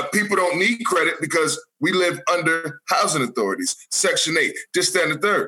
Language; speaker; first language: English; native; English